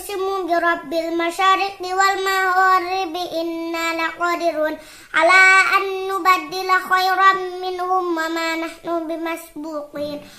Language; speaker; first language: Arabic; non-native, learner; Indonesian